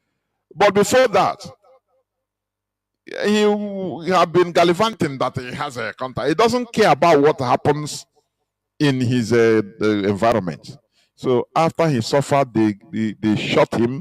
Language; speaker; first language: English; non-native, local second language; Igbo